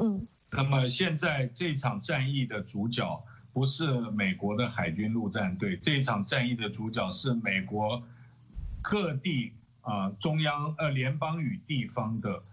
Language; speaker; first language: Chinese; native; Chinese